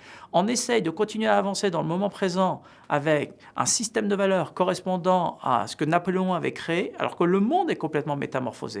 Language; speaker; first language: French; native; French